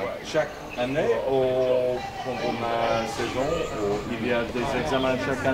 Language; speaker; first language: French; non-native, fluent; English